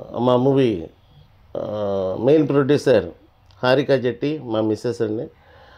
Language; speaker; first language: Telugu; native; Telugu